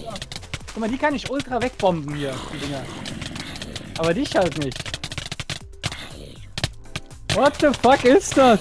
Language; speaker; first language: German; native; German